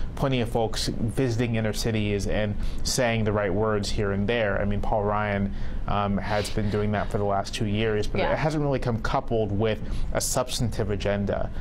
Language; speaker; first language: English; native; English